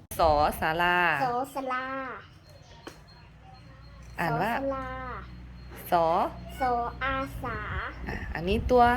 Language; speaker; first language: Thai; native; Thai